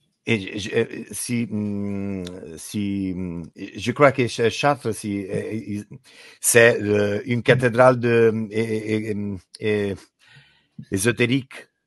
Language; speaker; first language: French; non-native, learner; Italian